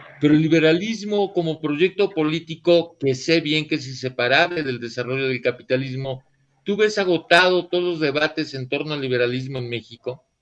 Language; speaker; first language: Spanish; native; Spanish